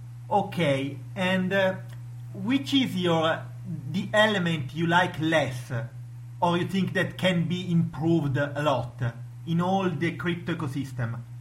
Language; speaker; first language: English; non-native, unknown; Italian